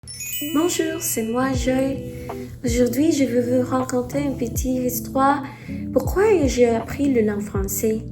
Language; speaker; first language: French; non-native, learner; Filipino